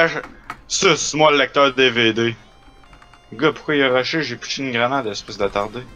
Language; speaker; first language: French; native; French